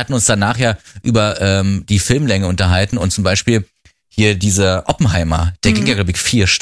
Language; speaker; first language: German; native; German